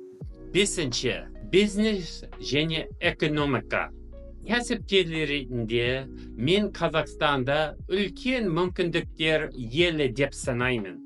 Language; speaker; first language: Kazakh; non-native, fluent; English